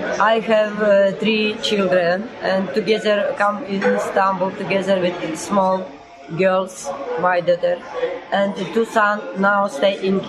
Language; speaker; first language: English; non-native, learner; Russian